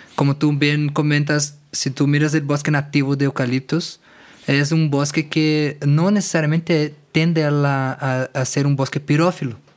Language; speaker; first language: Spanish; non-native, fluent; Portuguese